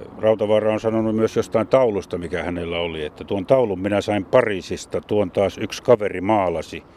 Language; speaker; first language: Finnish; native; Finnish